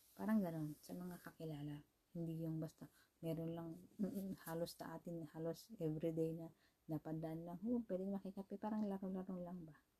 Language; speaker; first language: Filipino; native; Filipino